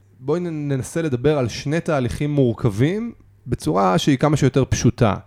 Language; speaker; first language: Hebrew; native; Hebrew